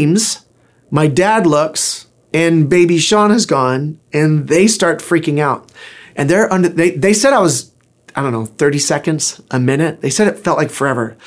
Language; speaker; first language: English; native; English